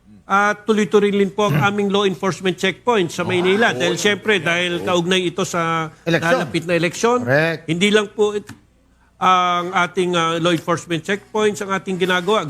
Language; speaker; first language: Filipino; native; Filipino